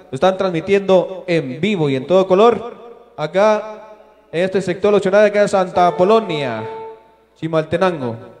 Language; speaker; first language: Spanish; non-native, local second language; Kaqchikel